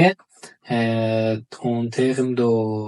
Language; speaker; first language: French; non-native, learner; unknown